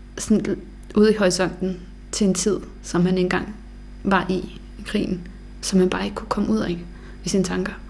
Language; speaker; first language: Danish; early bilingual, other home language; Bosnian